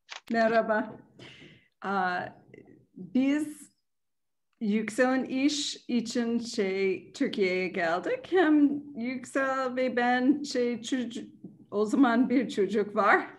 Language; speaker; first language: Turkish; non-native, learner; English